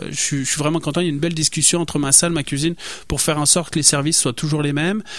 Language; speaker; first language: French; native; French